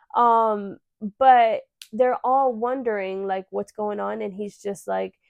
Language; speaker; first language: English; early bilingual, other home language; Spanish